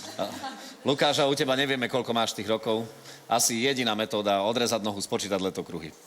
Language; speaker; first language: Slovak; native; Slovak